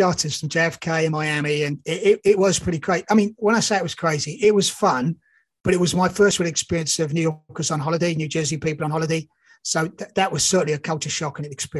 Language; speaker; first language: English; native; English